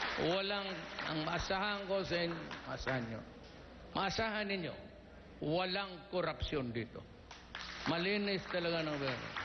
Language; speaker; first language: Filipino; non-native, local second language; Cebuano